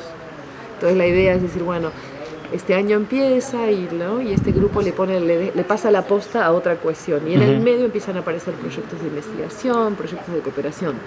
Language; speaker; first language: Spanish; native; Spanish